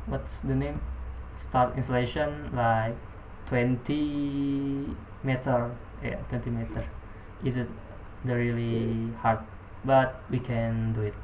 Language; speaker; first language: English; non-native, learner; Indonesian